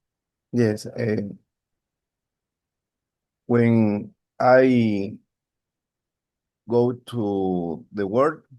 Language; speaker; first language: English; non-native, learner; Spanish